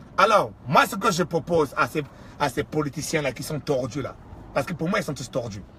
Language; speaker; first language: French; non-native, local second language; Kongo